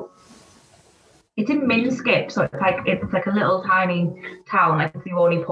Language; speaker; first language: English; native; English